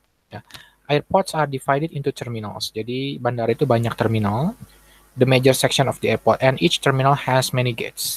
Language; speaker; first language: English; non-native, fluent; Indonesian